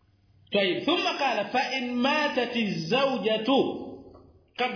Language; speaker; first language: Arabic; non-native, fluent; Swahili